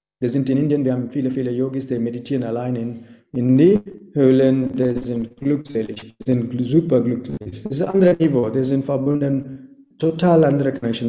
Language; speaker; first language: German; non-native, fluent; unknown